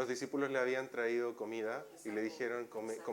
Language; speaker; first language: Spanish; native; Spanish